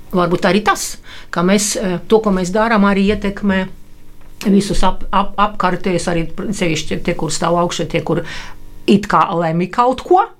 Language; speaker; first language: Latvian; non-native, local second language; Russian